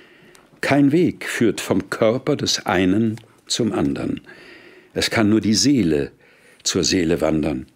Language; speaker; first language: German; native; German